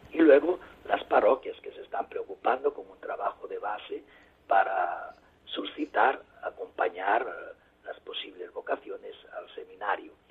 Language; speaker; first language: Spanish; native; Spanish